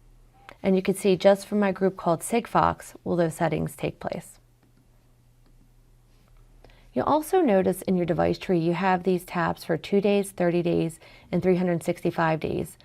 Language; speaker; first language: English; native; English